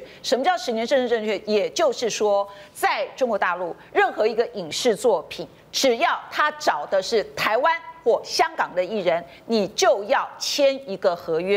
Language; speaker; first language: Chinese; native; Chinese